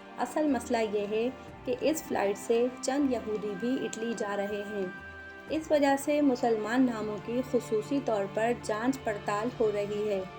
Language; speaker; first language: Urdu; non-native, local second language; Pahari-Potwari